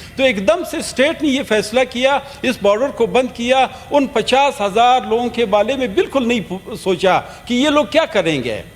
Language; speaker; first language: Urdu; non-native, local second language; Pashto